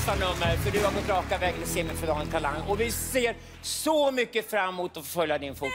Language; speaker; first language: Swedish; native; Swedish